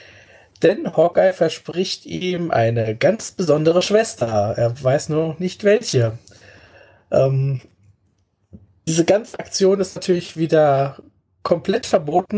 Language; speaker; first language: German; native; German